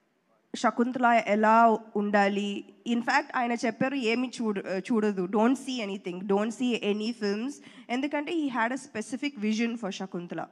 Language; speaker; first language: Telugu; non-native, fluent; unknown